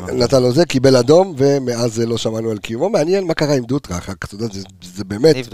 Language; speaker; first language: Hebrew; early bilingual, heritage; Hebrew